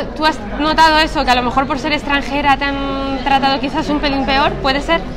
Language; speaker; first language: Spanish; native; Spanish